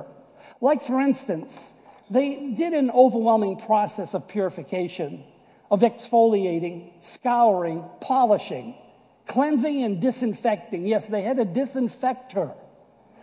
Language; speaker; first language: English; native; English